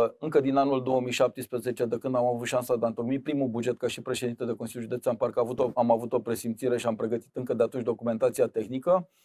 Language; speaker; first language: Romanian; native; Romanian